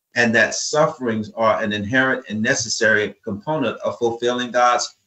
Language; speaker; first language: English; native; English